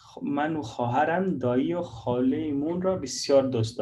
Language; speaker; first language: Persian; non-native, learner; Urdu